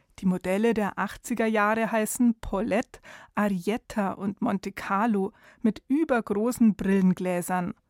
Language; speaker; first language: German; native; German